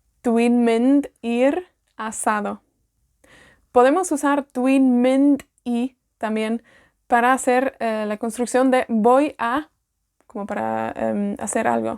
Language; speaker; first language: Spanish; non-native, fluent; Welsh